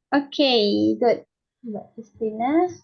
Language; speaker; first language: English; non-native, learner; Indonesian